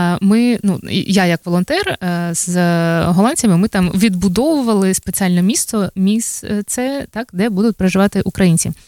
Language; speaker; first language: Ukrainian; native; Ukrainian